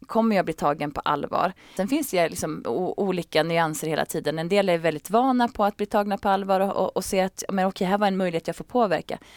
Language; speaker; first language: Swedish; native; Swedish